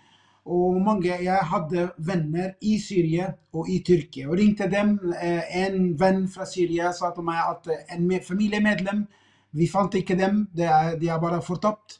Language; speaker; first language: Swedish; non-native, fluent; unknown